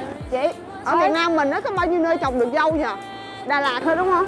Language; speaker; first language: Vietnamese; native; Vietnamese